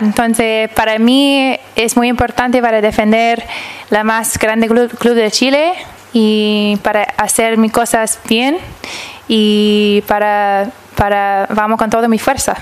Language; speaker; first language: Spanish; early bilingual, heritage; English